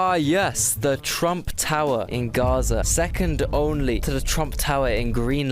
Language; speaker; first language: English; native; English